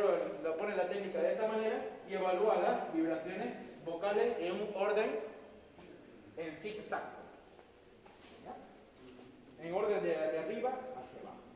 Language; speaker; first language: Spanish; native; Spanish